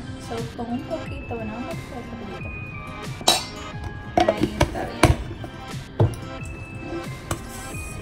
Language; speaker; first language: Spanish; early bilingual, heritage; Spanish